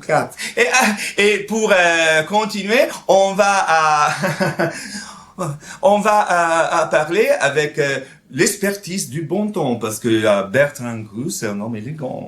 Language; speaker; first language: French; non-native, fluent; Italian